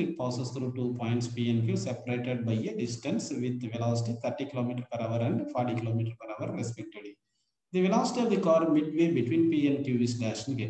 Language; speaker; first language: English; non-native, local second language; Tamil